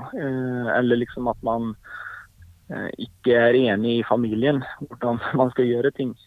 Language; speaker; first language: Norwegian; early bilingual, heritage; Swedish